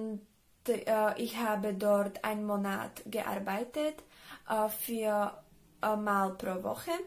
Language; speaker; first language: German; non-native, learner; Slovak